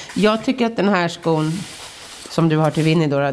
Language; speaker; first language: Swedish; non-native, fluent; English